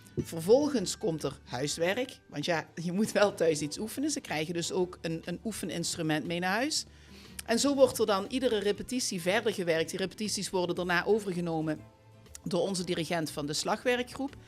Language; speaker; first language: Dutch; native; Dutch